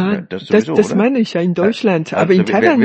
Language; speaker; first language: German; non-native, fluent; Chinese